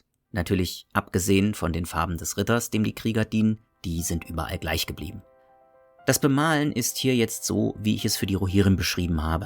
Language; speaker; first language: German; native; German